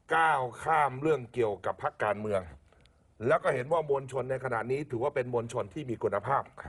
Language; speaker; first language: Thai; native; Thai